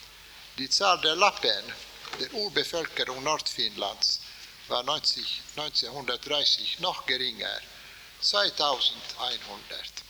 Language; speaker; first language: German; non-native, fluent; Swedish